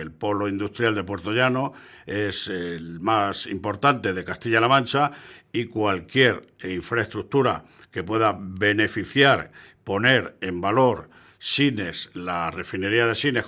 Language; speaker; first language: Spanish; native; Spanish